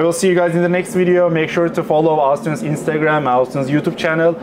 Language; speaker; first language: English; non-native, fluent; Turkish